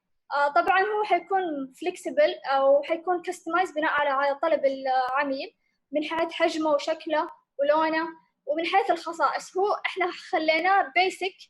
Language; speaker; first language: Arabic; native; Arabic